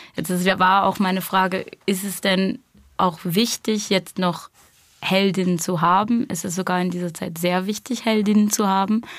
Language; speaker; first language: German; non-native, fluent; English